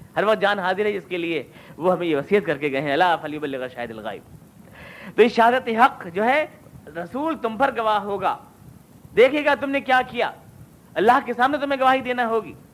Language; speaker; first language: Urdu; native; Urdu